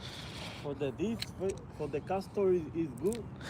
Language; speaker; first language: English; non-native, learner; Spanish